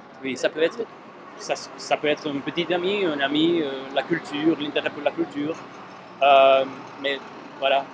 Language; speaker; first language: French; non-native, fluent; Slovak